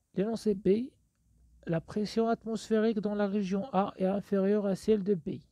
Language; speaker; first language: French; non-native, local second language; Arabic